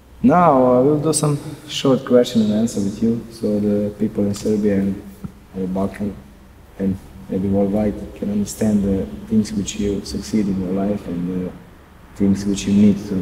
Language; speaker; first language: English; non-native, learner; Serbian